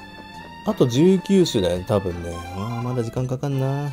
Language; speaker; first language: Japanese; native; Japanese